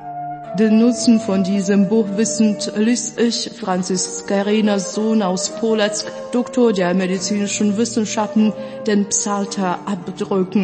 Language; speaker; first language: German; non-native, fluent; Russian